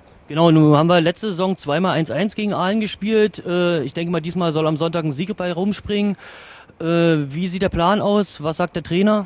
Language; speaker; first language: German; native; German